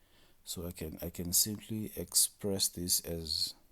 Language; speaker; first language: English; non-native, local second language; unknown